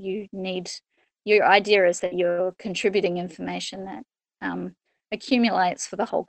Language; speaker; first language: English; native; English